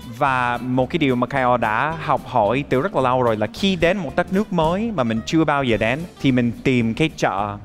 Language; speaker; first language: Vietnamese; non-native, fluent; English